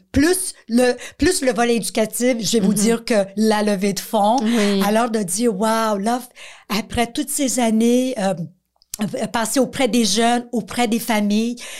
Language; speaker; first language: French; native; French